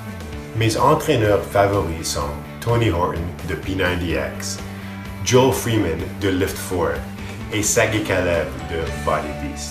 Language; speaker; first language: French; non-native, fluent; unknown